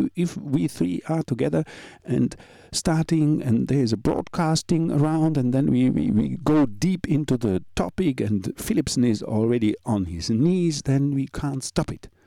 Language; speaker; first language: English; non-native, fluent; German